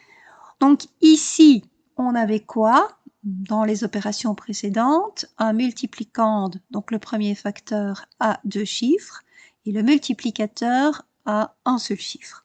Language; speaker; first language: French; native; French